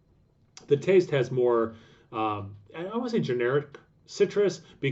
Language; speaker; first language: English; native; English